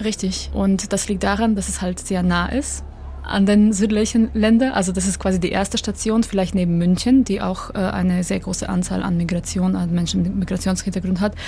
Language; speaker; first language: German; non-native, fluent; Croatian